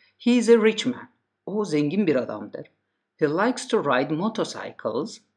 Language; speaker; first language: English; non-native, fluent; Turkish